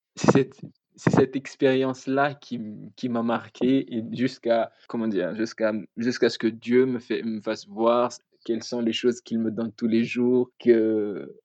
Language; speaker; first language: French; non-native, local second language; Malagasy